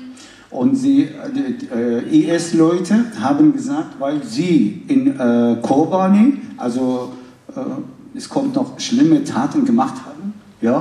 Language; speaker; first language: German; non-native, fluent; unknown